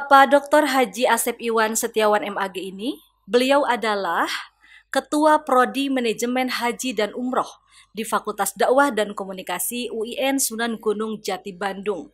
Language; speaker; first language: Indonesian; native; Indonesian